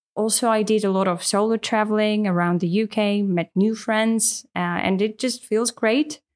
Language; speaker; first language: English; non-native, fluent; Russian